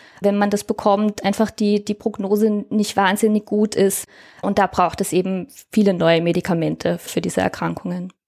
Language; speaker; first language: German; native; German